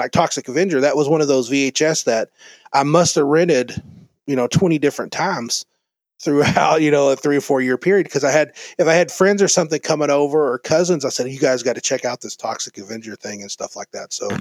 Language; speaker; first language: English; native; English